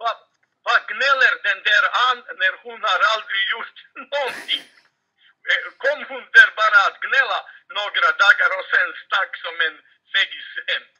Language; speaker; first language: Swedish; non-native, fluent; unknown